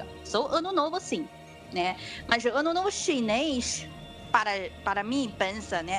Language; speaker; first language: Portuguese; non-native, learner; Chinese